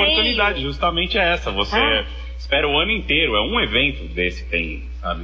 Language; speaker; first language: Portuguese; native; Portuguese